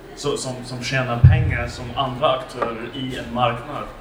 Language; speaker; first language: Swedish; non-native, fluent; English